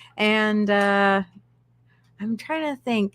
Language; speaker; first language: English; native; English